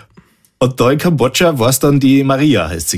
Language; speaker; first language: German; native; German